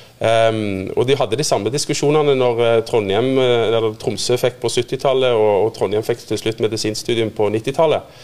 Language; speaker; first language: Norwegian; native; Norwegian